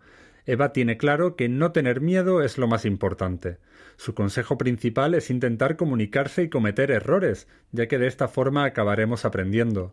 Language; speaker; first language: Spanish; native; Spanish